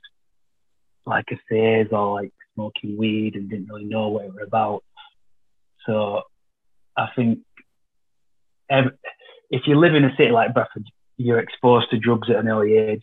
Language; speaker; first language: English; native; English